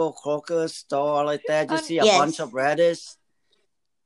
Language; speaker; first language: English; early bilingual, other home language; Lao